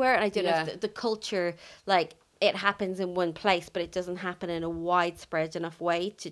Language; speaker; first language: English; native; English